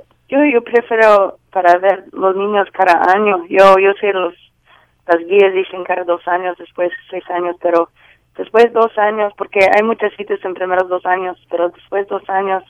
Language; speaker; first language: Spanish; non-native, learner; English